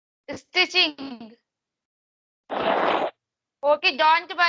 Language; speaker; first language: English; non-native, learner; Hindi